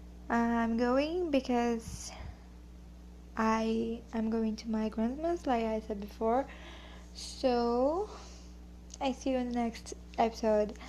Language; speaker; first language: English; non-native, learner; Portuguese